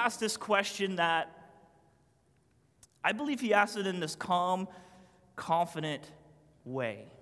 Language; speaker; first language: English; native; English